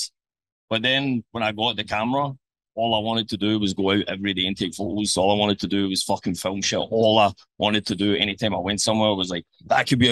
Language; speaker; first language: English; native; English